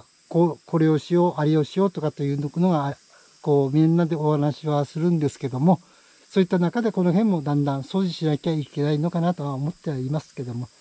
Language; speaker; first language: Japanese; native; Japanese